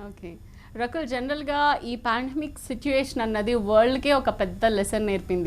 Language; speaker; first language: Telugu; native; Telugu